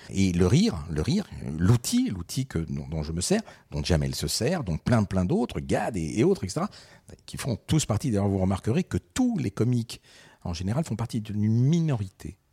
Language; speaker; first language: French; early bilingual, other home language; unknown